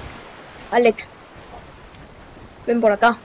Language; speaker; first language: Spanish; early bilingual, heritage; Spanish